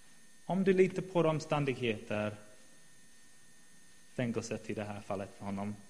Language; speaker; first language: Swedish; non-native, fluent; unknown